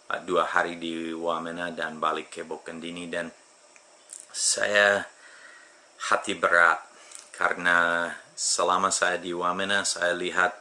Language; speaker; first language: Indonesian; non-native, fluent; English